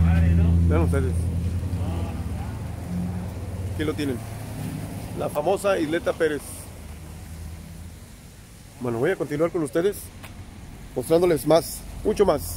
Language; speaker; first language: Spanish; native; Spanish